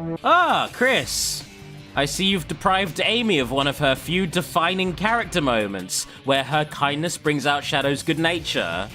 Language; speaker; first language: English; native; English